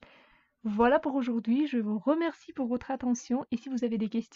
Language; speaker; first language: French; non-native, fluent; Russian